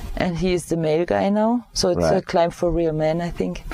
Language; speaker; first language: English; non-native, fluent; German